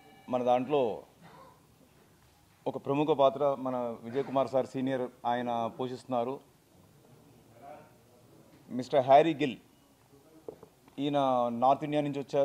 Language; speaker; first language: Telugu; native; Telugu